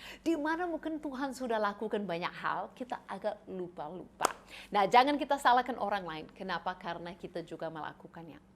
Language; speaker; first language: Indonesian; non-native, fluent; English